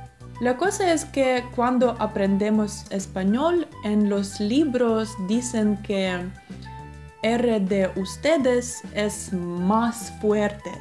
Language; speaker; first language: Spanish; non-native, fluent; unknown